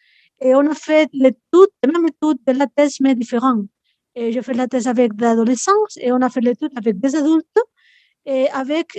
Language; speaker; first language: French; non-native, fluent; Spanish